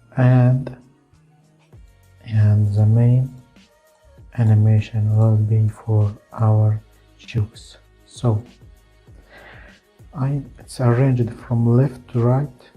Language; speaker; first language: English; non-native, fluent; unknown